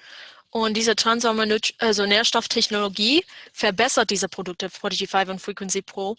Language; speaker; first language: German; non-native, fluent; English